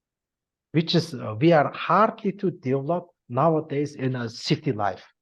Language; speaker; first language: English; non-native, learner; Mongolian